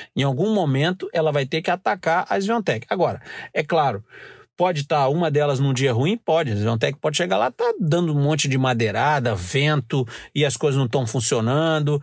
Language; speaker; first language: Portuguese; native; Portuguese